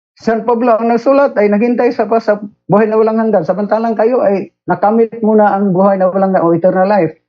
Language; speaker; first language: Filipino; non-native, local second language; Cebuano